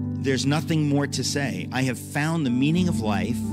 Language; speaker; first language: English; native; English